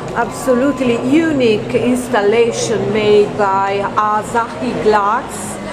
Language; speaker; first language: English; non-native, fluent; Italian